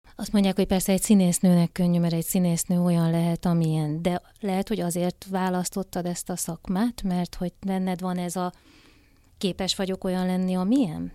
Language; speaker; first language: Hungarian; native; Hungarian